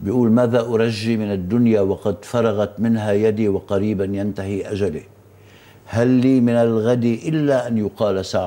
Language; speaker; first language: Arabic; native; Arabic